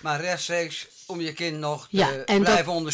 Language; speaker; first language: Dutch; native; Dutch